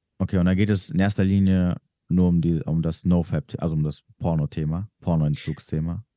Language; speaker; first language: German; native; German